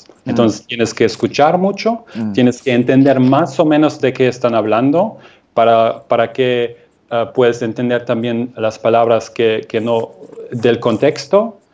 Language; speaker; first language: Spanish; non-native, fluent; German